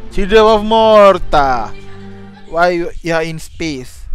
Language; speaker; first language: English; non-native, local second language; Malay